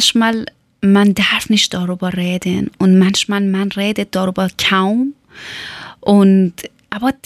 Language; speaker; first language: German; non-native, learner; Persian